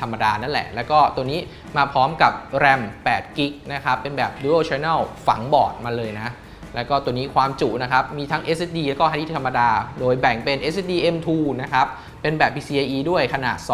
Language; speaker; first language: Thai; native; Thai